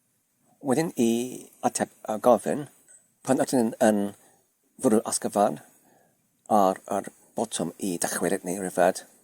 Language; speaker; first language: Welsh; non-native, learner; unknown